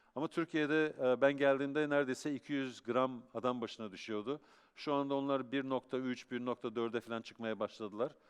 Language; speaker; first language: Turkish; early bilingual, heritage; Turkish